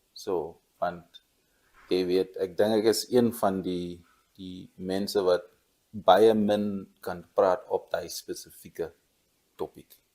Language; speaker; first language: Afrikaans; non-native, local second language; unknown